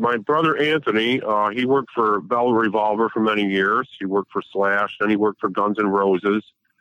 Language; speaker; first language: English; native; English